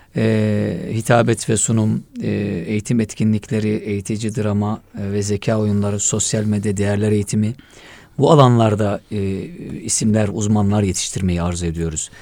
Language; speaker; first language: Turkish; native; Turkish